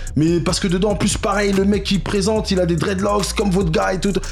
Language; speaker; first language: French; native; French